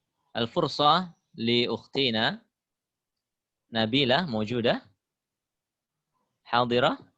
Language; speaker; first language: Arabic; non-native, fluent; Indonesian